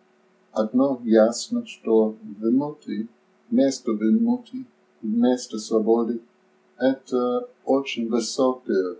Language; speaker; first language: Russian; non-native, fluent; English